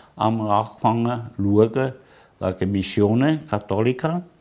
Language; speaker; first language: German; non-native, learner; Italian